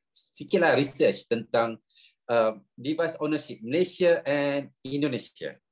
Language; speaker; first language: English; non-native, local second language; Malay